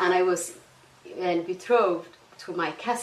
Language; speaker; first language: English; non-native, fluent; Somali